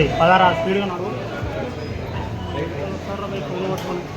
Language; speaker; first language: Telugu; native; Telugu